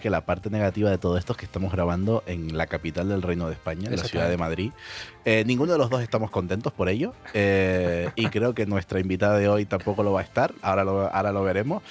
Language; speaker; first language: Spanish; native; Spanish